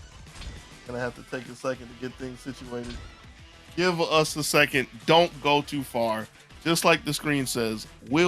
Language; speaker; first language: English; native; English